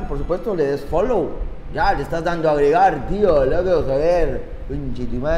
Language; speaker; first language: Spanish; native; Spanish